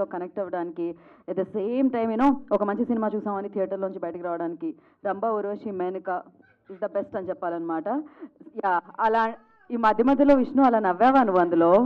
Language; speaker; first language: Telugu; native; Telugu